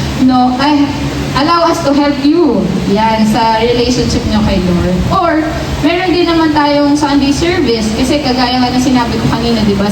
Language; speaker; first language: Filipino; native; Filipino